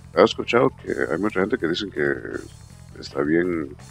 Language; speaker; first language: Spanish; non-native, fluent; English